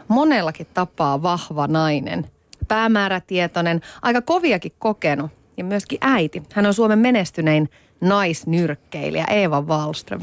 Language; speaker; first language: Finnish; native; Finnish